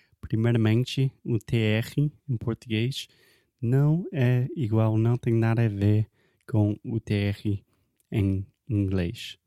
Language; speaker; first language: Portuguese; non-native, fluent; English